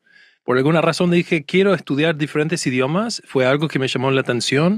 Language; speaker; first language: Spanish; non-native, fluent; English